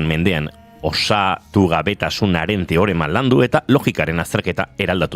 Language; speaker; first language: Basque; native; Basque